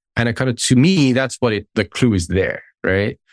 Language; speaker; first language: English; non-native, fluent; Persian